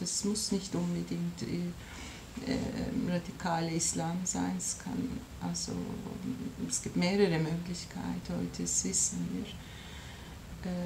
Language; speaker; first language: German; non-native, fluent; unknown